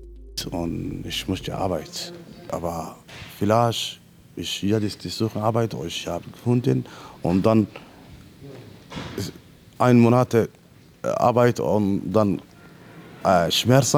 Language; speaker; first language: German; non-native, learner; Somali